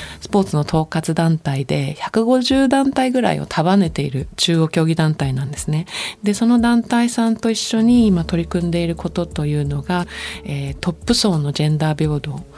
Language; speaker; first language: Japanese; native; Japanese